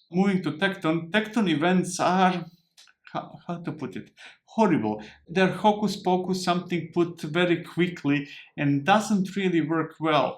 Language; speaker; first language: English; non-native, fluent; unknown